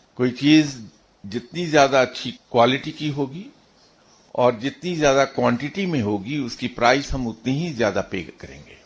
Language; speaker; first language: Urdu; non-native, local second language; Punjabi